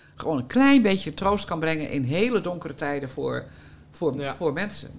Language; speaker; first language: Dutch; native; Dutch